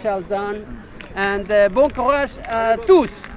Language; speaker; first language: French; non-native, learner; English